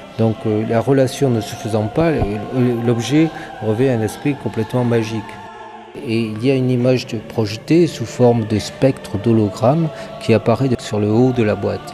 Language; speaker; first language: French; native; French